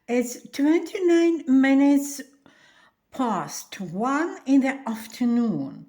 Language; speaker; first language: English; non-native, fluent; Ukrainian